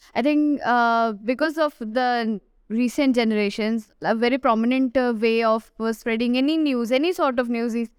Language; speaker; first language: English; non-native, local second language; Hindi